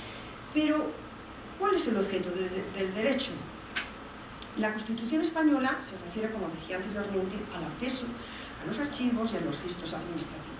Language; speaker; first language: Spanish; native; Spanish